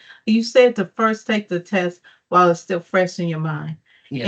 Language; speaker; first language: English; native; English